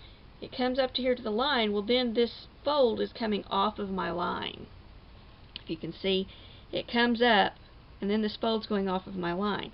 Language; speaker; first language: English; native; English